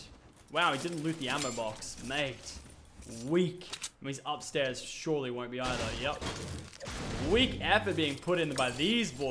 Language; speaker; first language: English; native; English